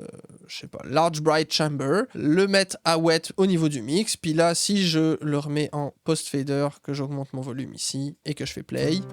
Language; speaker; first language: French; native; French